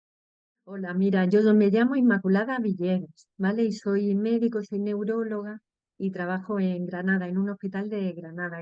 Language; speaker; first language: Spanish; native; Spanish